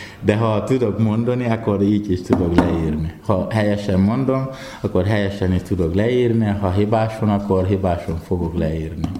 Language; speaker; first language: Hungarian; non-native, fluent; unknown